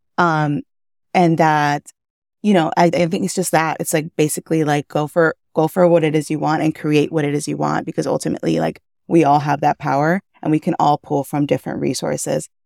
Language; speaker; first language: English; early bilingual, other home language; Spanish